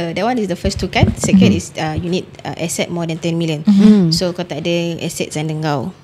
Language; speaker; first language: English; non-native, local second language; Malay